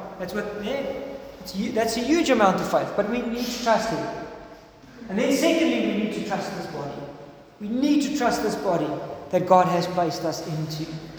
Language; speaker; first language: English; non-native, local second language; Afrikaans